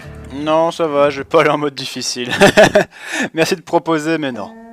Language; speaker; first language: French; native; French